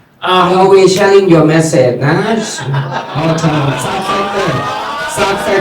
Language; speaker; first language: English; non-native, learner; Thai